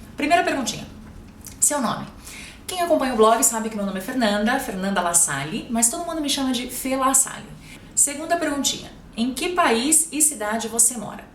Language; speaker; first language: Portuguese; native; Portuguese